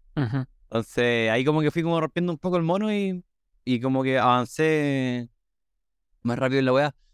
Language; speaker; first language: Spanish; native; Spanish